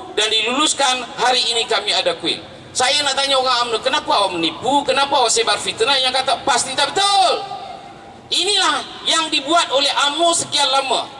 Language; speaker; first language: Malay; early bilingual, other home language; Tamil